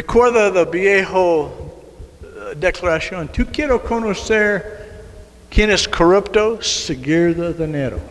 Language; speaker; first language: Spanish; non-native, learner; English